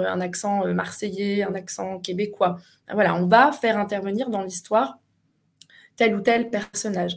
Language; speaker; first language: French; native; French